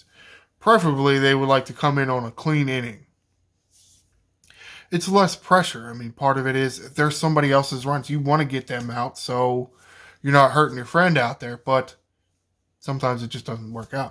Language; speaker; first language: English; native; English